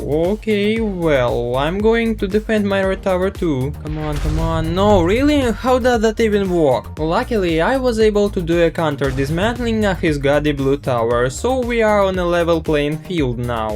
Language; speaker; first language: English; non-native, fluent; Russian